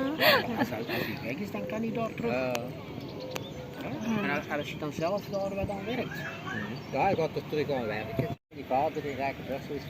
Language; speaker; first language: Dutch; native; Dutch